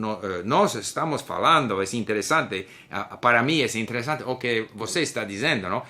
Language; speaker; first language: Portuguese; non-native, learner; English